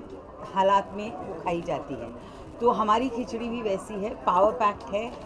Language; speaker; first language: Hindi; native; Hindi